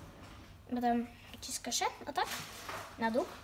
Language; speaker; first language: Polish; early bilingual, heritage; Polish